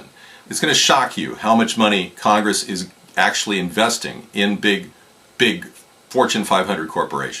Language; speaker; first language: English; native; English